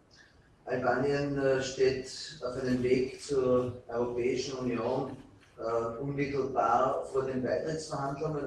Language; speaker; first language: German; native; German